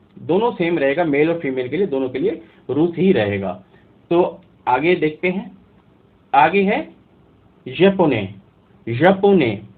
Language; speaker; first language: Hindi; native; Hindi